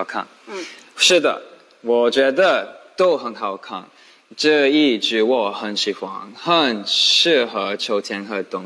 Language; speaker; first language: Chinese; non-native, learner; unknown